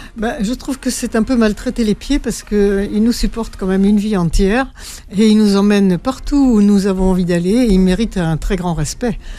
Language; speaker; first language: French; native; French